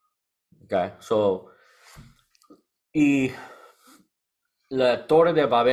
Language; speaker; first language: Spanish; non-native, learner; English